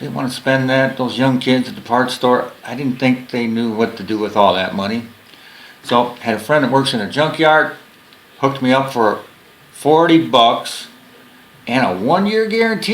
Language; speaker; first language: English; native; English